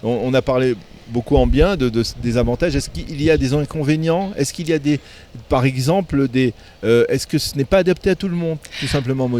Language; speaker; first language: French; native; French